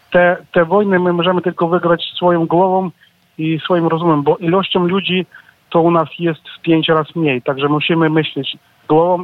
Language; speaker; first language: Polish; non-native, learner; Ukrainian